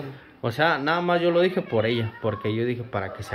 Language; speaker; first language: Spanish; native; Spanish